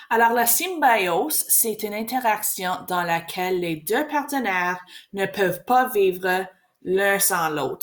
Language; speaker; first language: French; non-native, learner; English